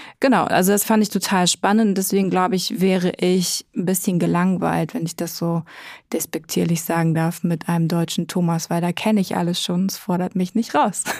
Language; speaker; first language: German; native; German